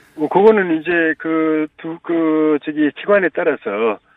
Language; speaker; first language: Korean; native; Korean